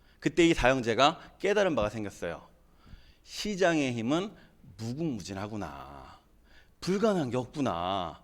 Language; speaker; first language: Korean; native; Korean